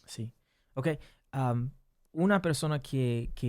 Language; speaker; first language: Spanish; early bilingual, heritage; English